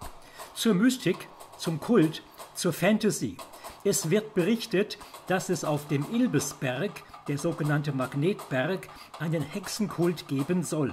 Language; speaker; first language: German; native; German